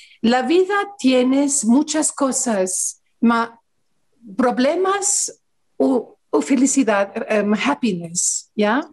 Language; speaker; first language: Spanish; non-native, learner; Greek